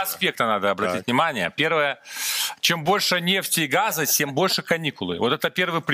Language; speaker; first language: Russian; native; Russian